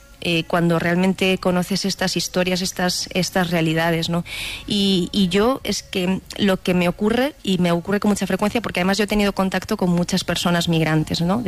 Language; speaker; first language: Spanish; native; Spanish